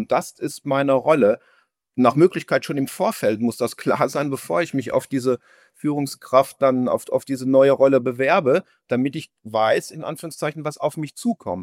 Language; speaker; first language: German; native; German